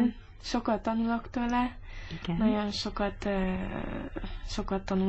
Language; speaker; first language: Hungarian; early bilingual, heritage; English